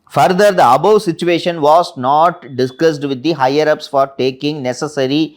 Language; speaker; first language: English; non-native, local second language; Tamil